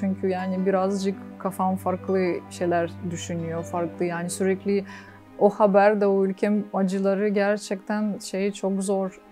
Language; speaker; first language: Turkish; non-native, fluent; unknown